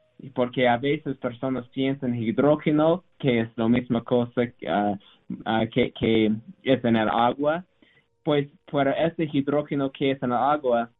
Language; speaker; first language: Spanish; non-native, learner; English